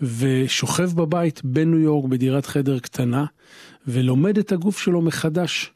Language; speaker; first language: Hebrew; native; Hebrew